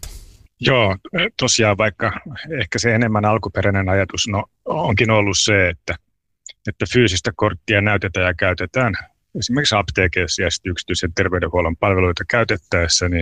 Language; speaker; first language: Finnish; native; Finnish